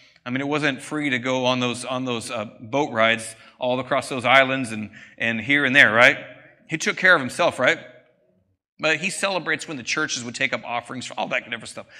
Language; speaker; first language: English; native; English